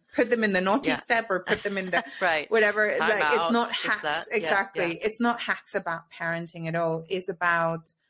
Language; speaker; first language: English; non-native, fluent; Spanish